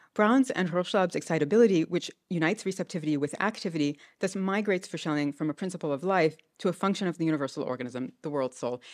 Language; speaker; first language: English; native; English